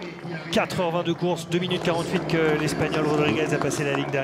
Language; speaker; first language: French; native; French